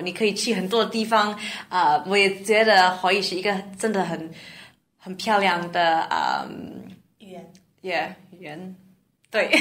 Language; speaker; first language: Chinese; non-native, learner; English